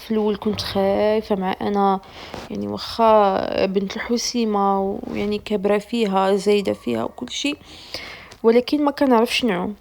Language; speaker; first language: Arabic; native; Arabic